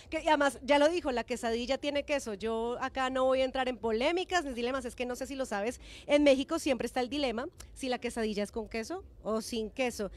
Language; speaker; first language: Spanish; non-native, learner; Portuguese